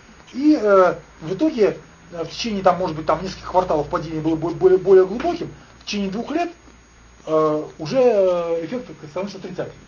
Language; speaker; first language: Russian; native; Russian